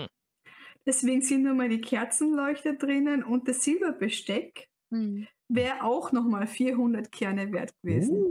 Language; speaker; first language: German; native; German